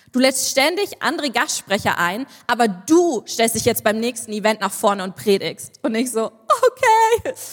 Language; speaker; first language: German; native; German